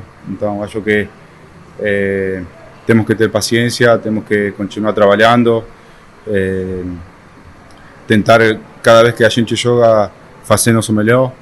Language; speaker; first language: Portuguese; non-native, fluent; Spanish